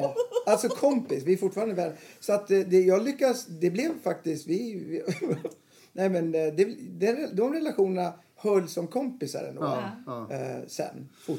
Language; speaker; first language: Swedish; native; Swedish